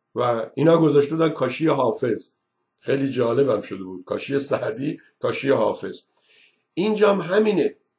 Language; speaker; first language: Persian; native; Persian